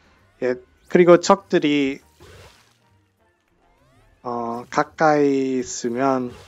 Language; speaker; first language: Korean; non-native, fluent; English